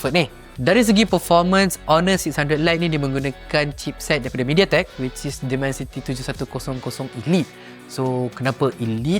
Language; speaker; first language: Malay; native; Malay